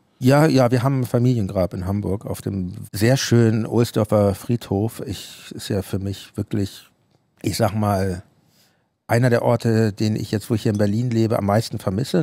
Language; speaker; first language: German; native; German